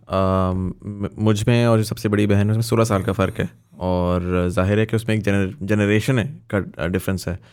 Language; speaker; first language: Urdu; native; Urdu